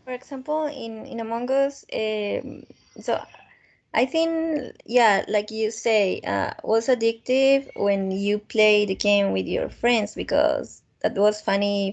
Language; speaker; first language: English; non-native, fluent; Spanish